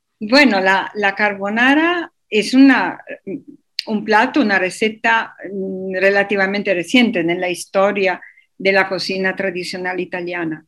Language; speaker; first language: Spanish; non-native, fluent; Italian